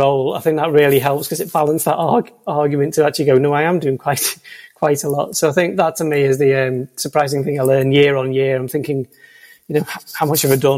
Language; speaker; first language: English; native; English